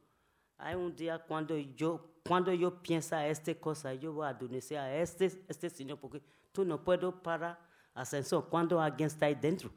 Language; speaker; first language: Spanish; non-native, learner; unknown